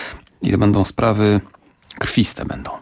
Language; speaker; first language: Polish; native; Polish